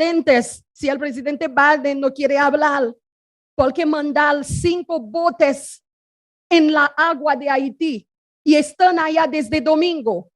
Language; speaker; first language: Spanish; non-native, fluent; Haitian Creole